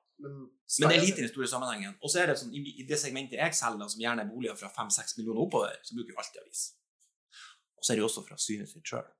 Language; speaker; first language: Norwegian; native; Norwegian